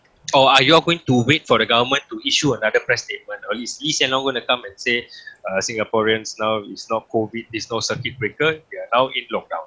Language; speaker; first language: English; native; English